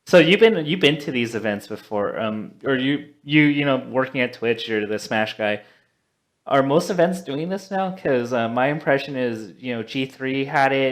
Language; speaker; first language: English; native; English